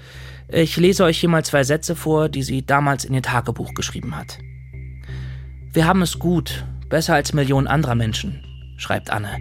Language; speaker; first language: German; native; German